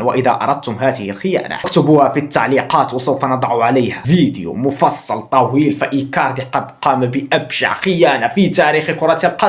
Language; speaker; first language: Arabic; native; Arabic